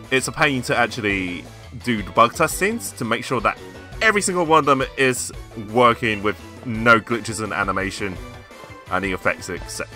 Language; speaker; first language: English; native; English